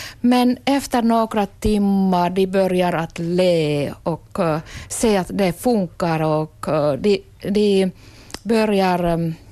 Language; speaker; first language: Swedish; non-native, local second language; Finnish